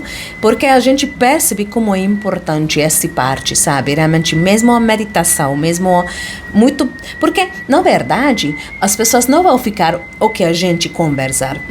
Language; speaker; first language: Portuguese; non-native, fluent; Hungarian